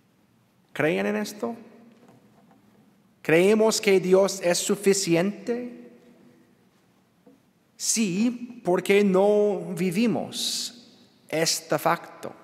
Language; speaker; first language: Spanish; non-native, learner; English